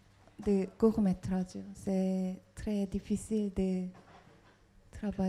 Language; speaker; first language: French; non-native, fluent; Korean